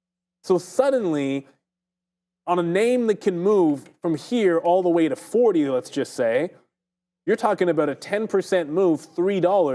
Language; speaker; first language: English; native; English